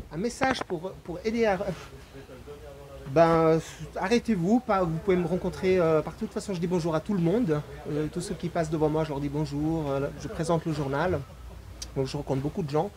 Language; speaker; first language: French; non-native, fluent; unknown